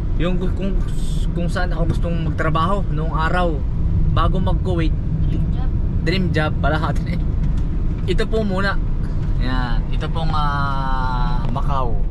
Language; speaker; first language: Filipino; native; Filipino